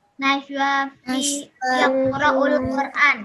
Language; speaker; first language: Arabic; non-native, learner; Indonesian